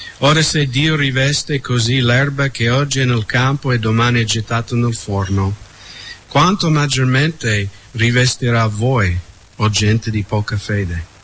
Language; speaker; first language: Italian; non-native, fluent; English